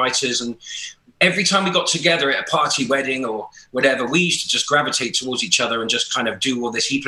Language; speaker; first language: English; native; English